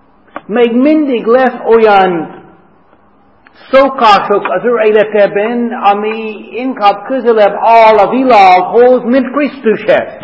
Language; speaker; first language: Hungarian; non-native, fluent; English